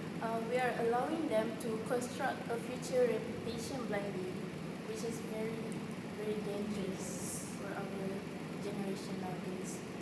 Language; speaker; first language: English; non-native, local second language; Malay